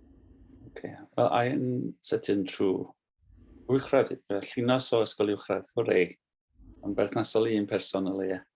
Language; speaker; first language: Welsh; native; Welsh